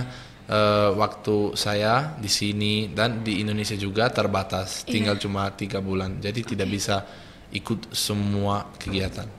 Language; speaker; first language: Indonesian; non-native, fluent; Italian